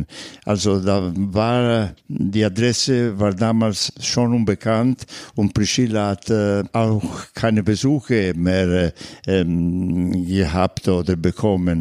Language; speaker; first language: German; non-native, fluent; Italian